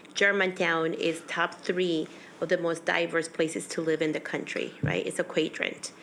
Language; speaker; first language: English; early bilingual, other home language; Spanish